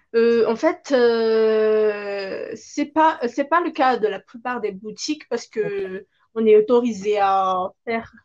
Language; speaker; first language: French; non-native, local second language; Malagasy